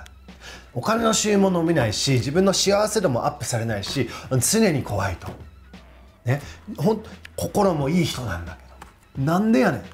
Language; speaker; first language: Japanese; non-native, fluent; English